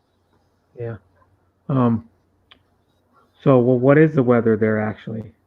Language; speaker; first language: English; native; English